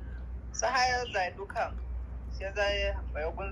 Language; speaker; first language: Chinese; non-native, learner; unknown